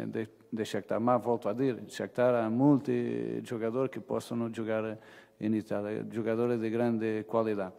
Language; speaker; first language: Italian; non-native, fluent; Portuguese